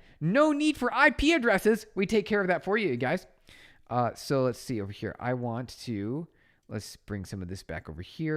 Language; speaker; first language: English; native; English